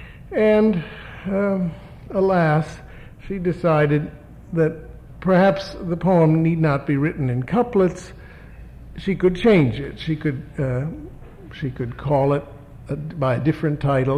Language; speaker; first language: English; native; English